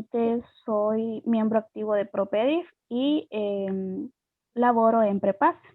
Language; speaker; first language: Spanish; native; Spanish